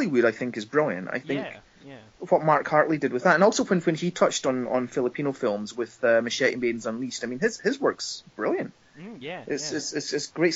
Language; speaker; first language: English; native; English